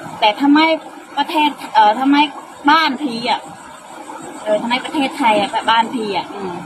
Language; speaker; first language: Thai; non-native, learner; Khmer